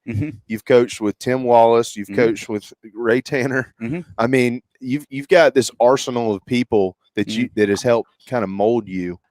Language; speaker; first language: English; native; English